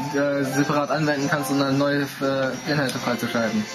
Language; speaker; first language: German; native; German